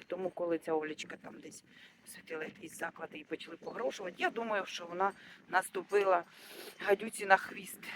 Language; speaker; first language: Ukrainian; non-native, local second language; Russian